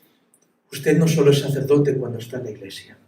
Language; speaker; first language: Spanish; native; Spanish